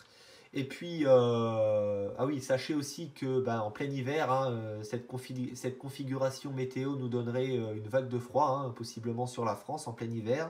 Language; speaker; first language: French; native; French